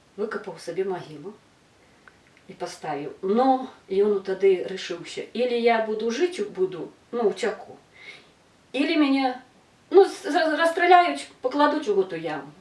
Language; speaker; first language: Belarusian; native; Belarusian